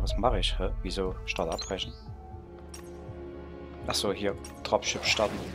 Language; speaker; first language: German; native; German